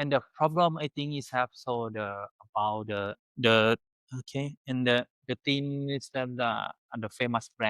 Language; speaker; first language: English; non-native, learner; Thai